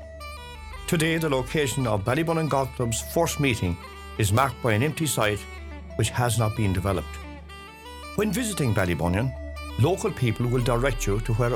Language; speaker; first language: English; native; English